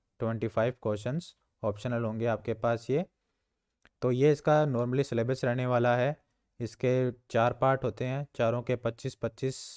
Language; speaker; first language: Hindi; native; Hindi